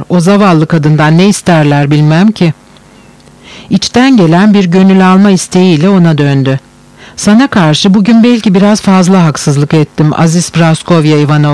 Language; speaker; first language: Turkish; native; Turkish